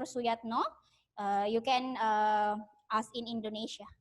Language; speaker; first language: English; non-native, learner; Indonesian